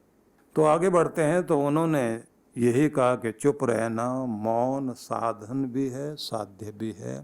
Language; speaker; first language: Hindi; native; Hindi